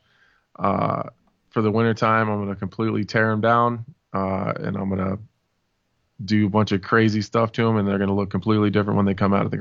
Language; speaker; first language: English; native; English